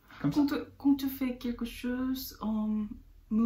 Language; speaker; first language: French; non-native, learner; Korean